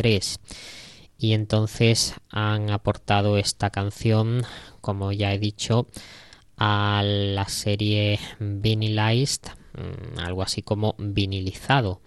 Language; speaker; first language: Spanish; native; Spanish